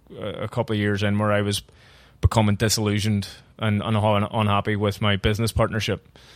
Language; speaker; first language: English; native; English